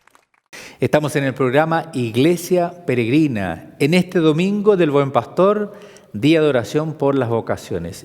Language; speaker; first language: Spanish; native; Spanish